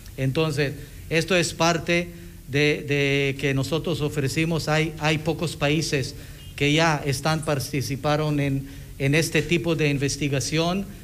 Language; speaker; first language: Spanish; non-native, fluent; Hebrew